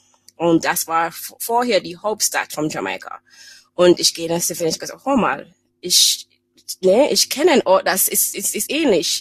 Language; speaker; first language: German; non-native, fluent; English